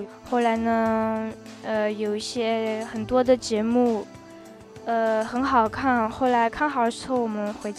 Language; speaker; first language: Chinese; non-native, learner; French